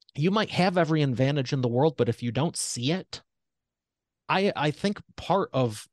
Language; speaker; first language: English; native; English